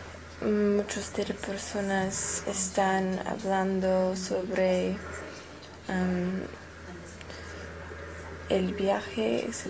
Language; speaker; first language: Spanish; non-native, learner; English